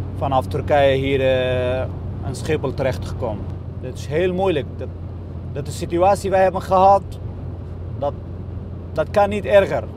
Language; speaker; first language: Dutch; non-native, learner; Kurdish